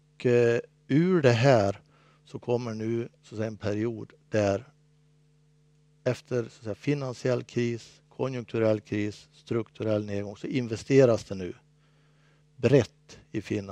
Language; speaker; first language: Swedish; native; Swedish